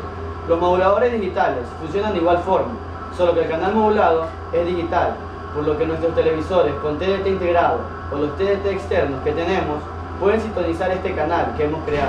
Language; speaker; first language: Spanish; native; Spanish